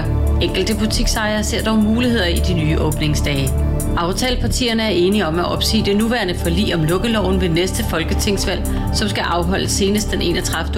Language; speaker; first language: Danish; native; Danish